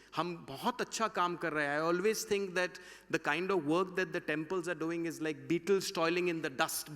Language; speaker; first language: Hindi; non-native, local second language; Marathi